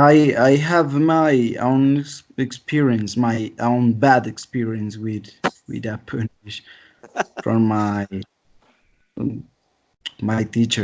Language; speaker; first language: English; non-native, learner; Spanish